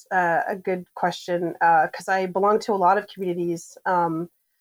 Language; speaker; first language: English; native; English